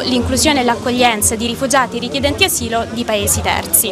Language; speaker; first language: Italian; native; Italian